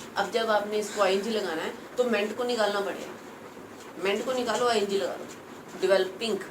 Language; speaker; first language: Hindi; non-native, local second language; Punjabi